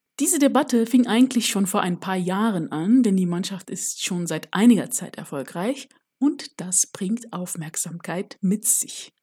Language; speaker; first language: German; early bilingual, other home language; Turkish